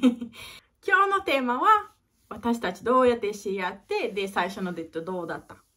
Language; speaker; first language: Japanese; non-native, learner; Portuguese